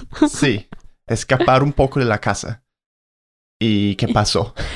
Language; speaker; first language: Spanish; non-native, fluent; English